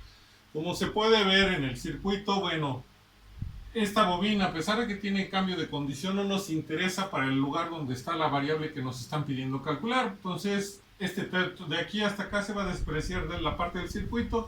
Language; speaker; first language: Spanish; native; Spanish